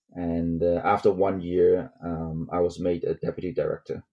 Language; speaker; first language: English; non-native, local second language; Cantonese